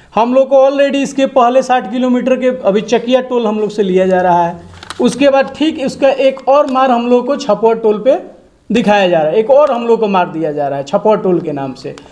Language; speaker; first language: Hindi; native; Hindi